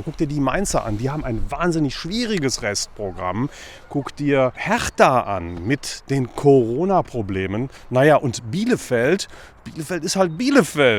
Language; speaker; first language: German; native; German